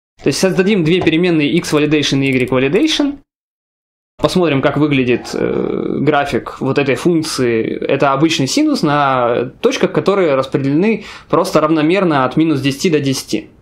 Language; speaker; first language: Russian; native; Russian